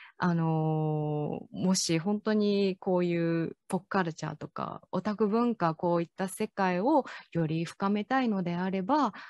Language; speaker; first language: Japanese; non-native, fluent; Chinese